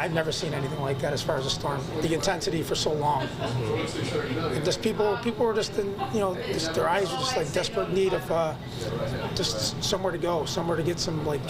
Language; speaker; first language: English; native; English